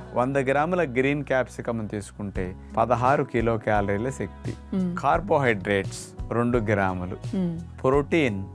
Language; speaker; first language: Telugu; native; Telugu